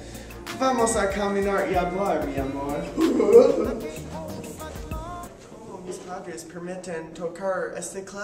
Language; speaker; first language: Spanish; non-native, learner; English